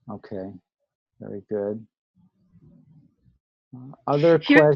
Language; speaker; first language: English; native; English